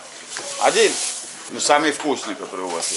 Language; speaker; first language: Russian; non-native, fluent; English